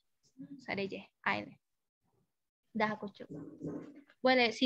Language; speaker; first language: Turkish; non-native, fluent; Indonesian